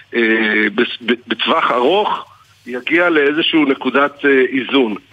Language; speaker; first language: Hebrew; native; Hebrew